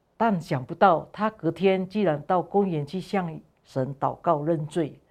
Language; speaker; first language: Chinese; non-native, fluent; Indonesian